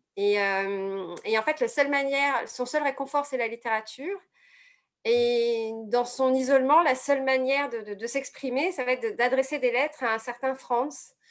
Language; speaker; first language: French; native; French